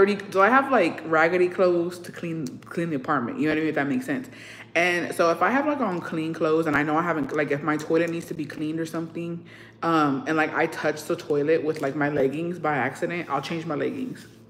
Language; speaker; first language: English; early bilingual, other home language; Spanish